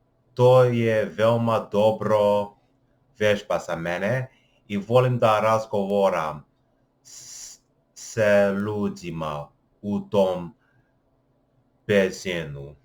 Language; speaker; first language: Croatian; non-native, learner; English